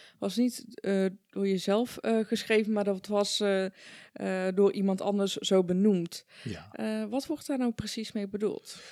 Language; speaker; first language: Dutch; early bilingual, other home language; Persian